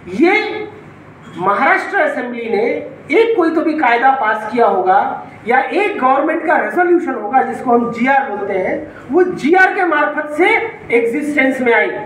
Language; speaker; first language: Hindi; non-native, local second language; Marathi